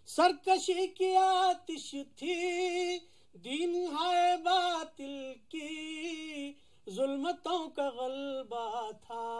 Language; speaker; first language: Hindi; non-native, local second language; Urdu